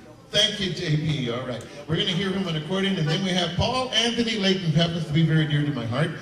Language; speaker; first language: English; early bilingual, other home language; Spanish